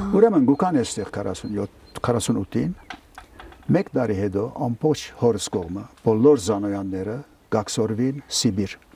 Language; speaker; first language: Armenian; early bilingual, heritage; Armenian